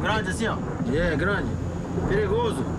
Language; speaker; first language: Portuguese; native; Portuguese